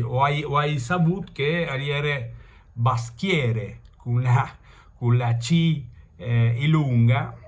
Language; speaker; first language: Italian; early bilingual, heritage; Italian